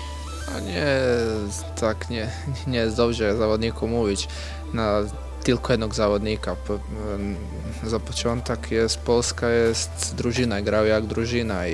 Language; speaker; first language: Polish; non-native, learner; Croatian